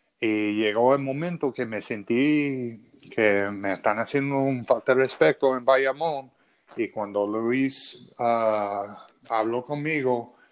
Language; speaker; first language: Spanish; early bilingual, other home language; English